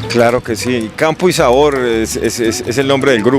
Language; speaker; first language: Spanish; native; Spanish